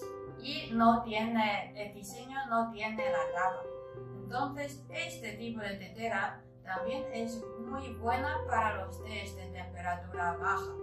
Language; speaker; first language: Spanish; non-native, learner; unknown